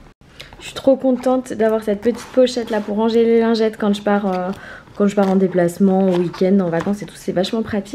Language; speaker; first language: French; native; French